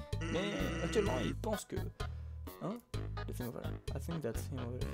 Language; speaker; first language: English; non-native, learner; French